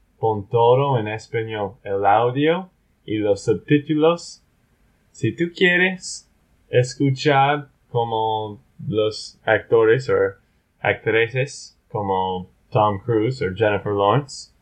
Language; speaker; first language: Spanish; non-native, learner; English